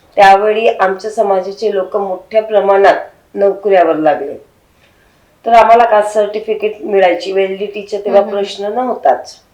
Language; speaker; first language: Marathi; non-native, local second language; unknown